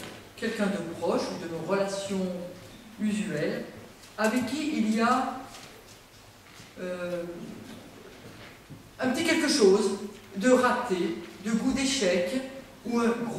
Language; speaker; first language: French; native; French